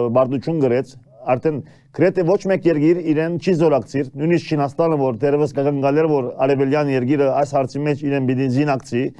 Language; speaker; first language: Armenian; early bilingual, heritage; Armenian